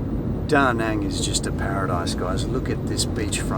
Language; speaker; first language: English; native; English